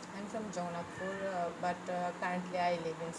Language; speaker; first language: English; non-native, fluent; Bangla